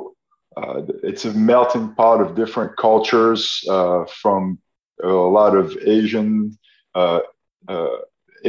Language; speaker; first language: English; non-native, fluent; French